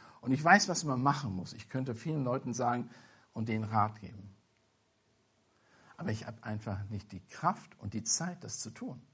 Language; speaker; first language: German; non-native, fluent; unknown